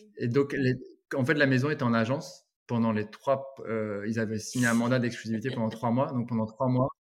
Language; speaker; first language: French; native; French